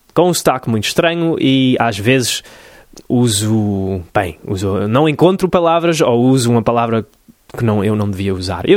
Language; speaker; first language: Portuguese; early bilingual, other home language; English